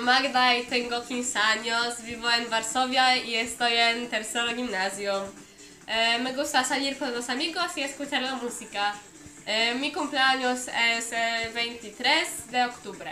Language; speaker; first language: Spanish; non-native, learner; Polish